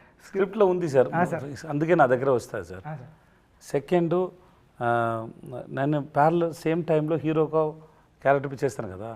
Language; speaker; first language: Telugu; non-native, learner; Tamil